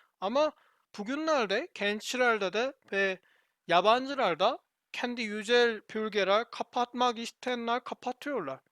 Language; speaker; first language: Turkish; non-native, learner; Korean